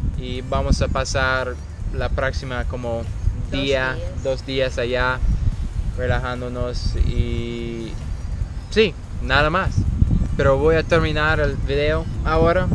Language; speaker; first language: Spanish; non-native, learner; English